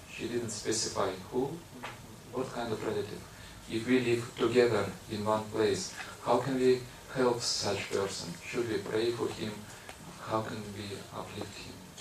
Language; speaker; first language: English; non-native, fluent; Russian